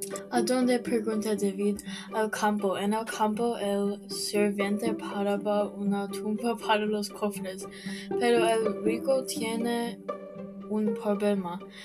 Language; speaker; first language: Spanish; non-native, learner; English